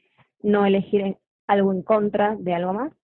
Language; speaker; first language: Spanish; native; Spanish